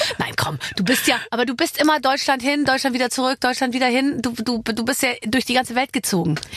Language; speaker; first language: German; native; German